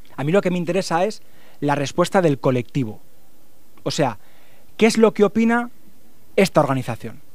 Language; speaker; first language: Spanish; native; Spanish